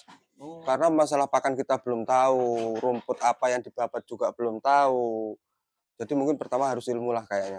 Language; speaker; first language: Indonesian; non-native, local second language; Javanese